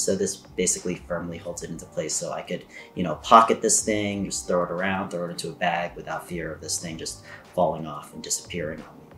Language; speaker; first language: English; native; English